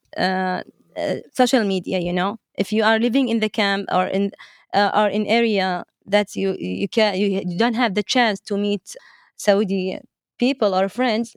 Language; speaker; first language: English; non-native, fluent; Arabic